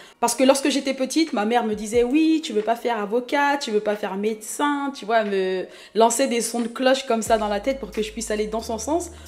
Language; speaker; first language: French; early bilingual, other home language; Haitian Creole